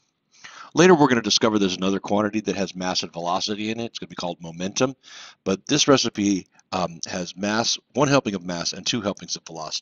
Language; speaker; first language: English; native; English